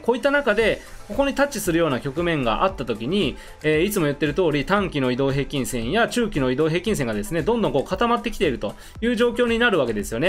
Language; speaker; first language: Japanese; native; Japanese